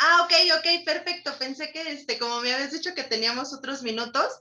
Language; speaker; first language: Spanish; native; Spanish